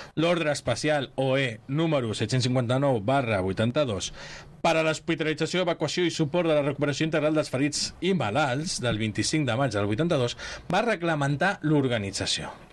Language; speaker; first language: Catalan; native; Catalan